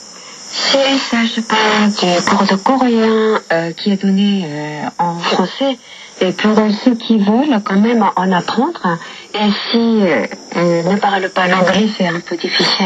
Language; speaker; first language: French; non-native, fluent; Korean